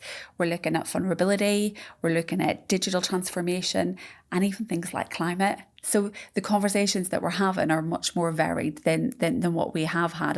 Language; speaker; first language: English; native; English